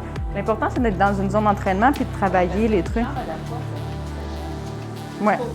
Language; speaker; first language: French; native; French